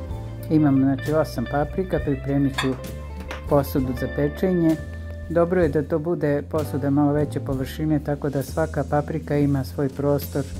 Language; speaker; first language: Serbian; native; Serbian